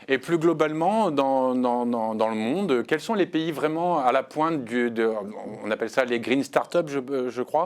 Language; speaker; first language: French; native; French